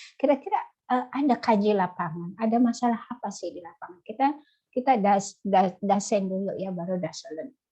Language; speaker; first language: Indonesian; native; Indonesian